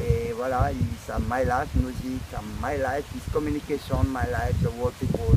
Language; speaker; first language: English; non-native, learner; Morisyen